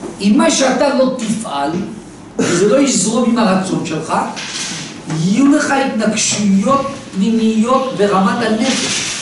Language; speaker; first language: Hebrew; native; Hebrew